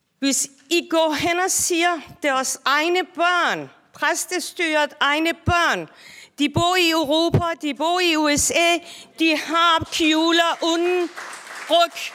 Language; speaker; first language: Danish; non-native, fluent; Persian